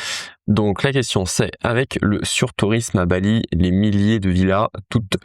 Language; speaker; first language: French; native; French